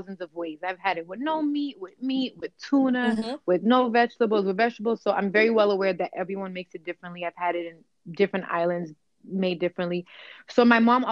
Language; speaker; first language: English; early bilingual, other home language; Kabuverdianu